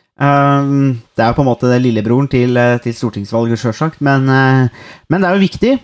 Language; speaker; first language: Norwegian; native; Norwegian